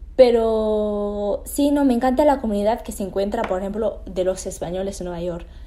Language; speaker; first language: Spanish; early bilingual, heritage; Spanish